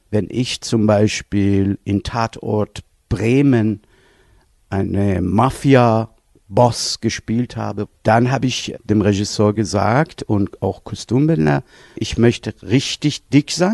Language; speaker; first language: German; non-native, fluent; Persian